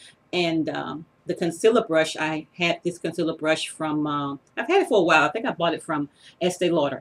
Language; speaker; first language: English; native; English